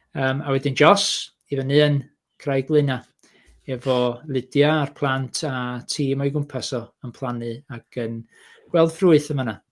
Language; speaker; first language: Welsh; native; Welsh